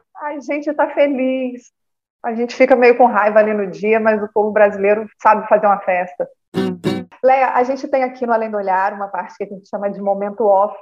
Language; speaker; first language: Portuguese; native; Portuguese